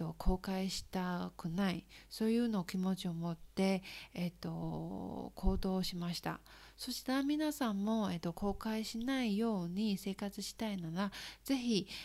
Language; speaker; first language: Japanese; non-native, learner; Chinese